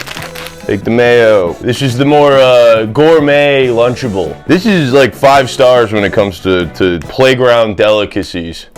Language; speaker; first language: English; native; English